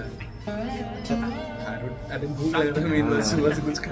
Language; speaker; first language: Hindi; non-native, local second language; Bangla